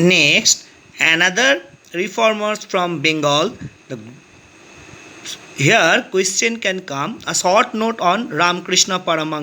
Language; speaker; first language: English; non-native, local second language; Bangla